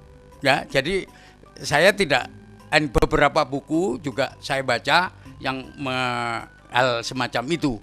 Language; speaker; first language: Indonesian; native; Indonesian